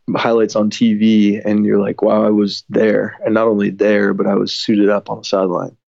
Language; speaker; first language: English; native; English